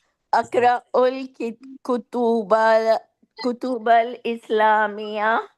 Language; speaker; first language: Arabic; non-native, learner; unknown